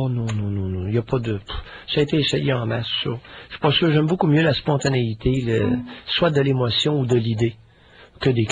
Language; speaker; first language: French; native; French